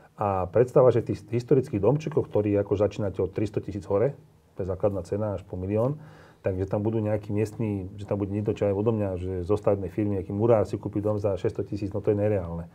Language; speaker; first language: Slovak; native; Slovak